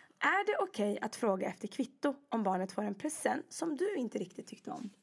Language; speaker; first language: Swedish; early bilingual, other home language; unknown